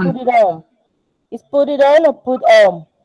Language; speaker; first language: English; non-native, learner; Spanish